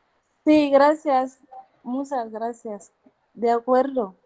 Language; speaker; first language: Spanish; non-native, fluent; Portuguese